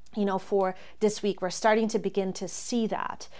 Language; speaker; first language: English; non-native, fluent; German